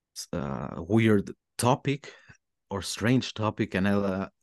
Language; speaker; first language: English; non-native, fluent; Spanish